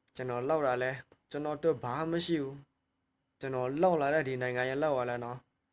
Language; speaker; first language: Burmese; non-native, local second language; S'gaw Karen